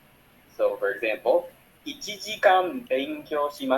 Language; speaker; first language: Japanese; non-native, fluent; English